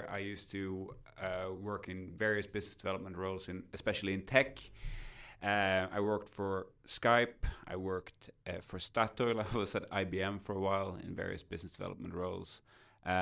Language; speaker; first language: English; non-native, fluent; Swedish